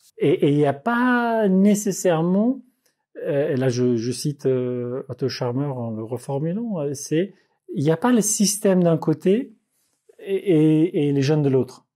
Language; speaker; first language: French; non-native, fluent; Dutch